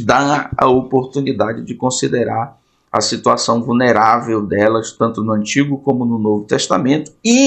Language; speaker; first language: Portuguese; native; Portuguese